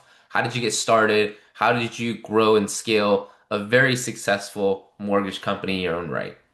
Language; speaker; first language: English; native; English